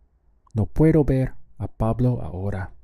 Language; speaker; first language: Spanish; non-native, fluent; English